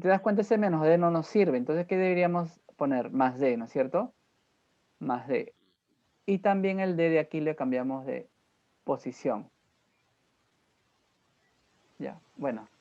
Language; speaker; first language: Spanish; native; Spanish